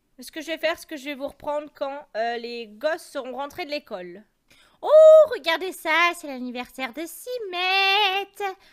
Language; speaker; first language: French; native; French